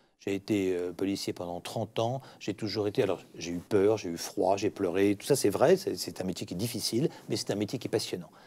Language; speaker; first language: French; native; French